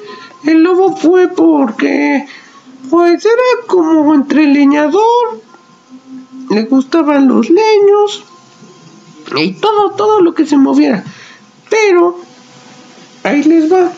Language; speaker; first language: Spanish; native; Spanish